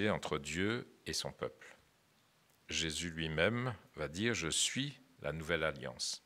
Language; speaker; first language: French; native; French